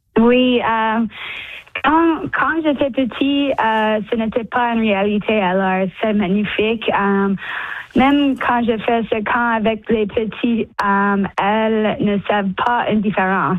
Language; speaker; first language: French; non-native, local second language; English